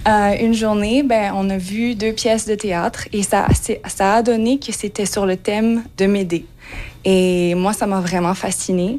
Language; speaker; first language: French; native; French